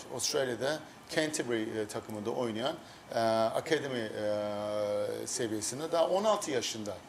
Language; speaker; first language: Turkish; early bilingual, heritage; Turkish